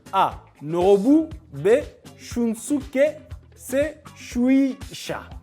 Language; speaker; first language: Lingala; native; Lingala